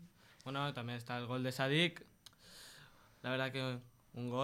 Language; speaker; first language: Spanish; native; Spanish